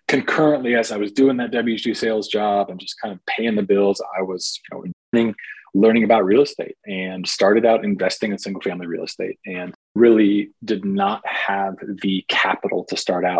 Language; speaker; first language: English; native; English